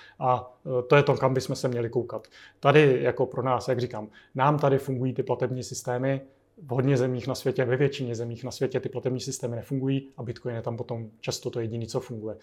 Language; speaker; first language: Czech; native; Czech